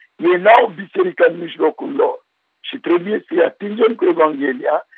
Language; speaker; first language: Romanian; non-native, fluent; Sango